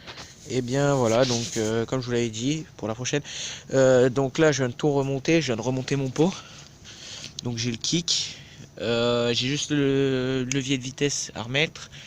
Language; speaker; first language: French; native; French